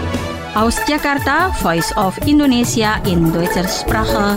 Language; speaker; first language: German; non-native, fluent; Indonesian